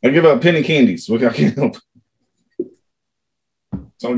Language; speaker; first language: English; native; English